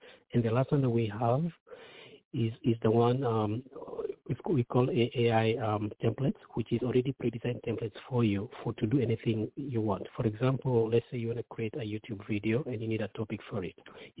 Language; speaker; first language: English; non-native, local second language; Kikuyu